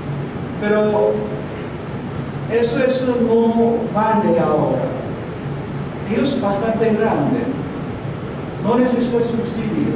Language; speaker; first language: Spanish; non-native, learner; Korean